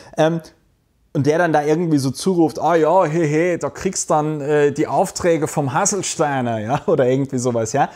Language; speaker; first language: German; native; German